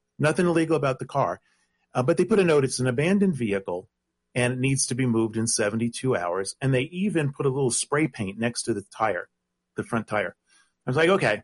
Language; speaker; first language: English; native; English